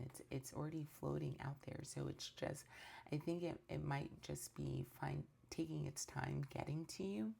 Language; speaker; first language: English; native; English